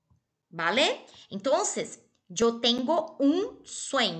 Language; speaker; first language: Spanish; non-native, fluent; Portuguese